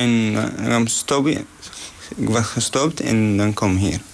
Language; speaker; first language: Dutch; non-native, learner; Arabic